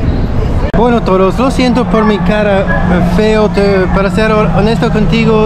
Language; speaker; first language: Spanish; non-native, learner; English